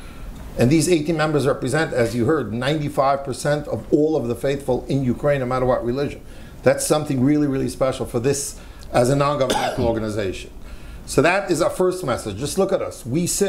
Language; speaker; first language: English; native; English